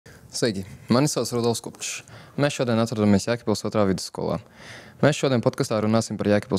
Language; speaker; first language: Latvian; native; Latvian